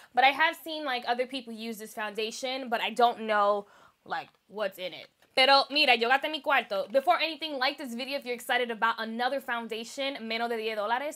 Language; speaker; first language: English; early bilingual, other home language; Spanish